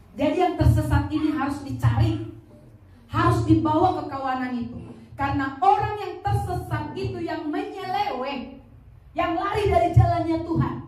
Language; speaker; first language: Indonesian; native; Indonesian